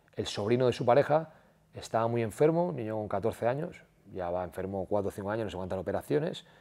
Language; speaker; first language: Spanish; native; Spanish